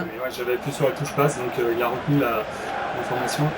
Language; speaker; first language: French; native; French